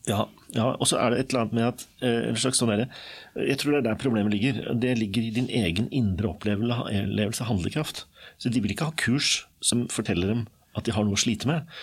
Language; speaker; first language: Norwegian; native; Norwegian